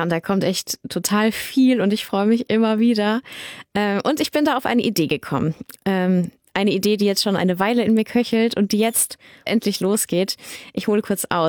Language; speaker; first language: German; native; German